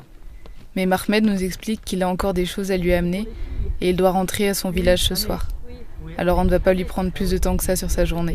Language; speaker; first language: French; native; French